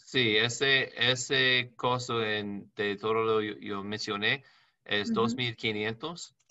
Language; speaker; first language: Spanish; non-native, learner; English